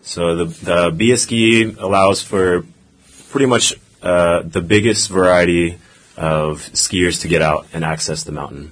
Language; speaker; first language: English; native; English